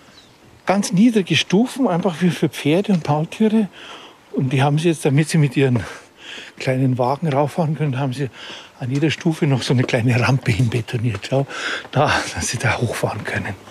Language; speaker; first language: German; native; German